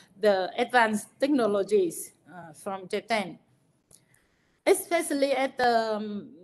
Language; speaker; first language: English; non-native, fluent; Vietnamese